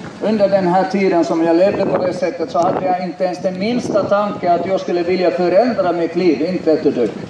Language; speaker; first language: Swedish; non-native, fluent; Finnish